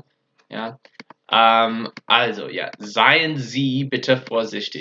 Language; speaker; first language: German; non-native, fluent; English